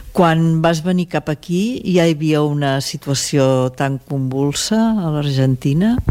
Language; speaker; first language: Catalan; native; Catalan